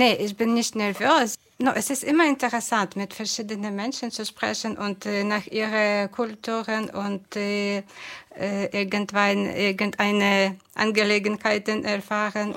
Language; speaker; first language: German; non-native, fluent; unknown